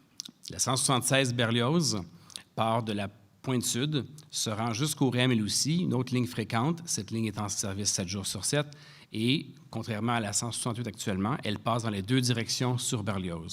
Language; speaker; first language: French; native; French